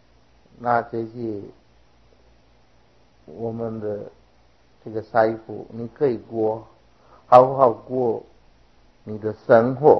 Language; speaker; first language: Chinese; non-native, fluent; Sinhala